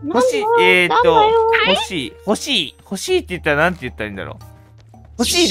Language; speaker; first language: Japanese; native; Japanese